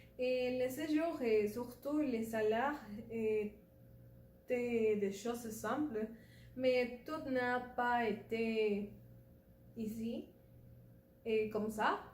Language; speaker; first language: French; non-native, learner; Spanish